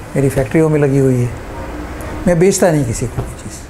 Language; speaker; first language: Hindi; non-native, local second language; Gujarati